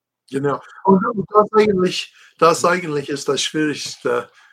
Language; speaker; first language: German; non-native, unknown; English